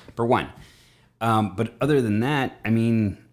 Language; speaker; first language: English; native; English